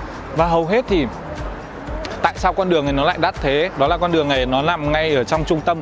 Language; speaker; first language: Vietnamese; native; Vietnamese